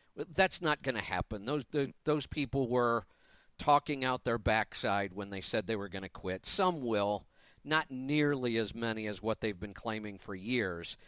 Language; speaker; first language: English; native; English